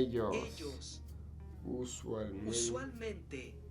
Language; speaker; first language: Spanish; non-native, fluent; English